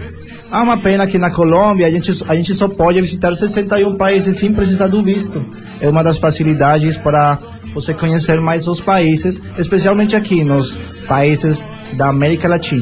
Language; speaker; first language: Portuguese; non-native, fluent; Spanish